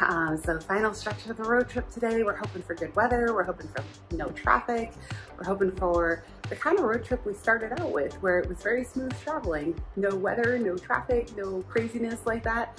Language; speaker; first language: English; native; English